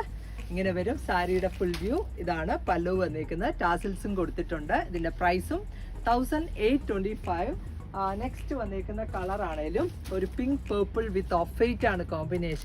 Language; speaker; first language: Malayalam; native; Malayalam